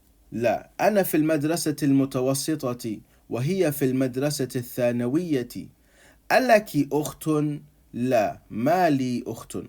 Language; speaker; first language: Arabic; non-native, fluent; English